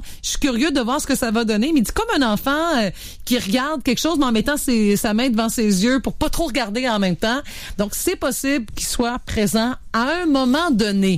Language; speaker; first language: French; native; French